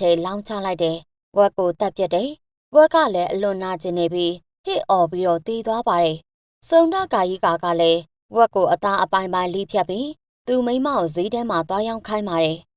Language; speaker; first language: Burmese; native; Burmese